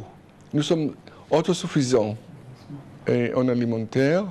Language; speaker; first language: French; non-native, fluent; Hebrew